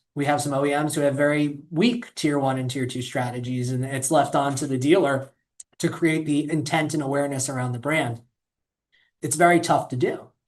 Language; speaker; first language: English; native; English